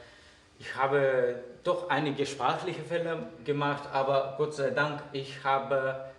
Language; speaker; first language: German; non-native, fluent; Greek